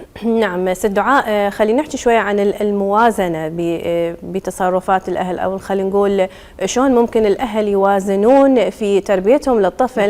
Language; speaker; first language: Arabic; native; Arabic